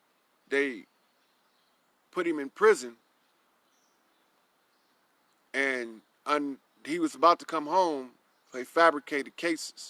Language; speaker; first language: English; native; English